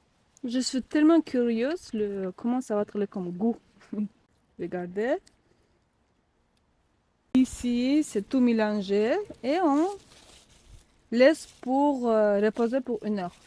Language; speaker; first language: French; non-native, learner; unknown